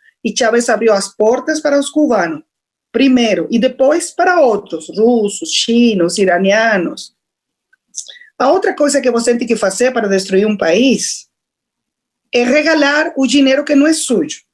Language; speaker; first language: Portuguese; non-native, fluent; Spanish